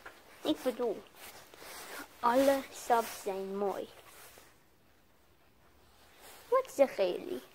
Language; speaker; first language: Dutch; non-native, learner; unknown